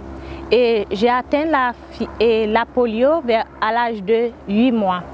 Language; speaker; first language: French; non-native, local second language; Haitian Creole